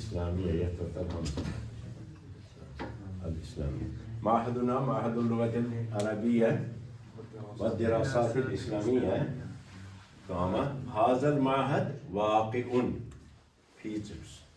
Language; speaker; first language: Arabic; non-native, fluent; Kashmiri